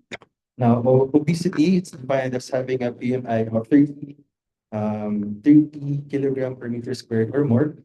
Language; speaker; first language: English; non-native, local second language; Filipino